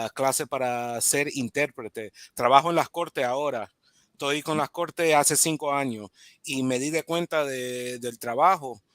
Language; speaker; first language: Spanish; early bilingual, heritage; Spanish